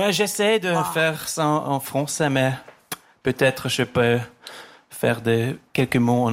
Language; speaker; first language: French; non-native, learner; German